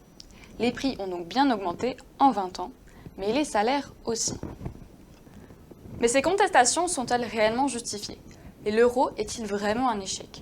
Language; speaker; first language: French; native; French